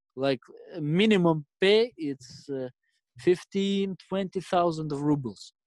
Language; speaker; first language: English; non-native, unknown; Russian